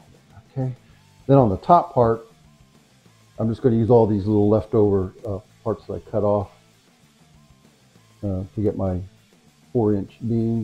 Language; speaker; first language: English; native; English